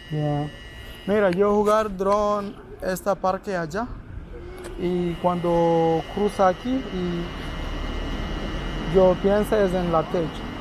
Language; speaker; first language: Spanish; non-native, learner; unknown